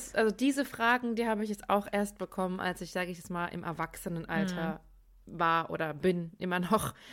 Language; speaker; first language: German; early bilingual, other home language; Persian